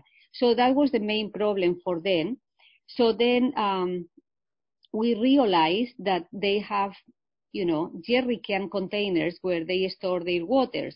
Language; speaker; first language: English; non-native, fluent; Spanish